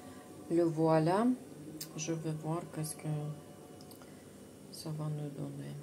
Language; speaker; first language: French; non-native, fluent; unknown